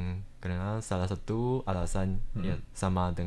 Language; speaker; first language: Indonesian; early bilingual, heritage; Indonesian